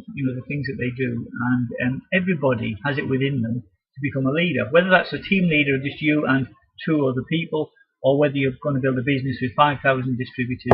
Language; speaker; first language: English; native; English